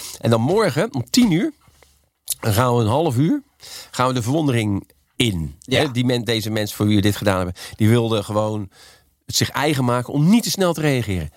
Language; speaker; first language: Dutch; native; Dutch